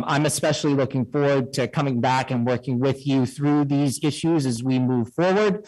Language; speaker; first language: English; native; English